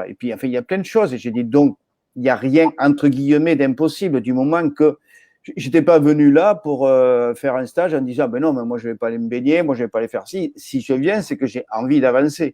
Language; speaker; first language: French; native; French